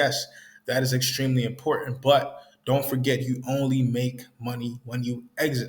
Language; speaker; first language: English; native; English